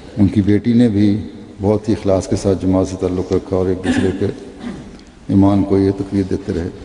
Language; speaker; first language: Urdu; native; Urdu